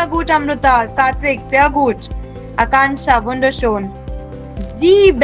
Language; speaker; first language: German; non-native, fluent; Hindi